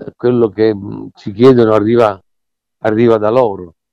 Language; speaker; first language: Italian; native; Italian